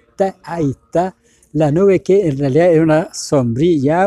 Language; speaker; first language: Spanish; native; Spanish